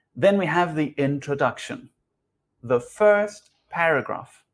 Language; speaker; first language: English; non-native, fluent; Spanish